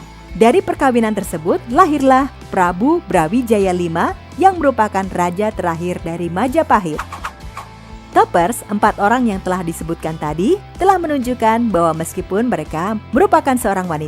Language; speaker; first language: Indonesian; native; Indonesian